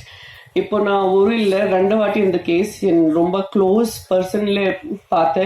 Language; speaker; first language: Tamil; non-native, fluent; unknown